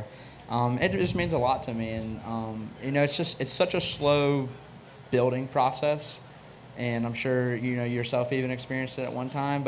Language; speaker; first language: English; native; English